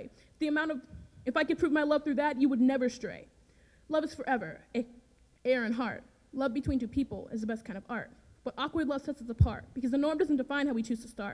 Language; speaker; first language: English; native; English